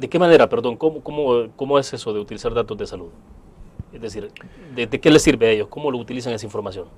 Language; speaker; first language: Spanish; native; Spanish